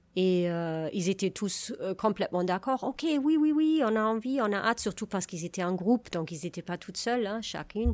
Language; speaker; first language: French; non-native, fluent; German